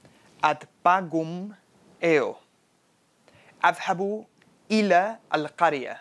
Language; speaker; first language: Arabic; non-native, fluent; Spanish